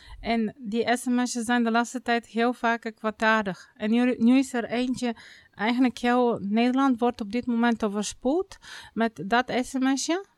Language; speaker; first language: Dutch; non-native, fluent; Bulgarian